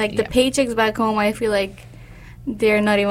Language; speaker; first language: English; non-native, fluent; Spanish